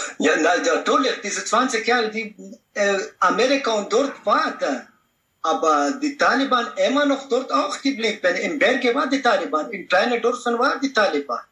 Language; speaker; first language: German; non-native, learner; Pashto